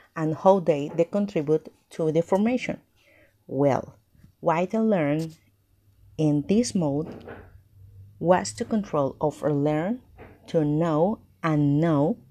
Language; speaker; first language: English; non-native, learner; Spanish